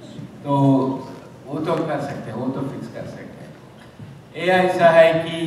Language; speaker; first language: Hindi; non-native, local second language; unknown